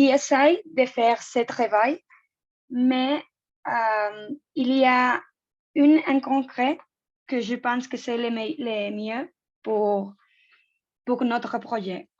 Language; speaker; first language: French; non-native, learner; Spanish